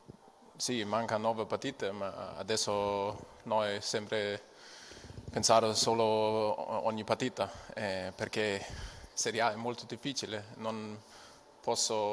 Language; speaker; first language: Italian; non-native, learner; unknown